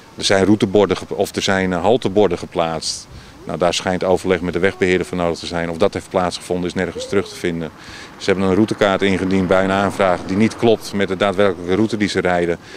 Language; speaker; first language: Dutch; native; Dutch